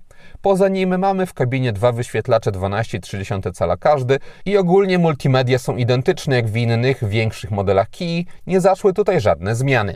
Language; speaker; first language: Polish; native; Polish